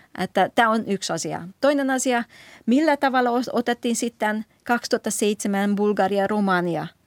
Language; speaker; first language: Finnish; non-native, fluent; Hungarian